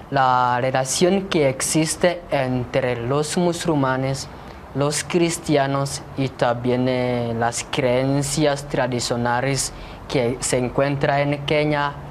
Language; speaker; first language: Spanish; non-native, fluent; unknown